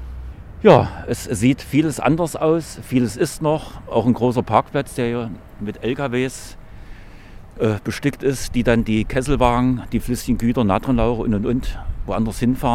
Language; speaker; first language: German; native; German